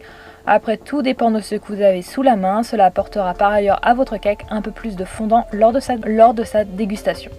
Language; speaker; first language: French; native; French